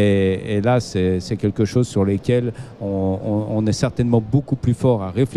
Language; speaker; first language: French; native; French